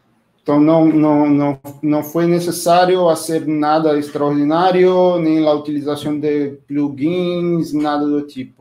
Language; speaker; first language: Spanish; non-native, fluent; Portuguese